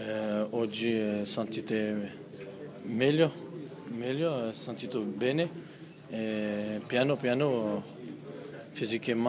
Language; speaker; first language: Italian; non-native, learner; French